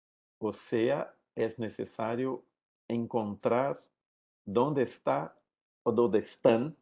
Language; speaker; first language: Spanish; non-native, learner; Portuguese